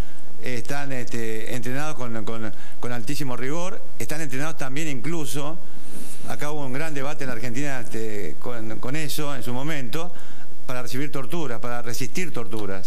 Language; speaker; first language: Spanish; native; Spanish